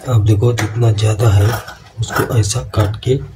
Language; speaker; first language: Hindi; non-native, local second language; Kannada